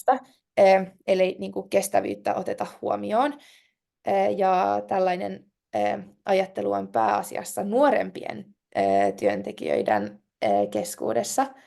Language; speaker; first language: Finnish; non-native, local second language; Swedish